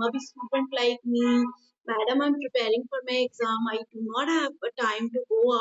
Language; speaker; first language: English; non-native, local second language; Hindi